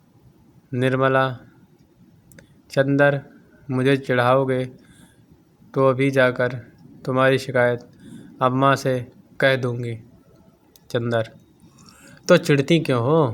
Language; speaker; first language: Hindi; native; Hindi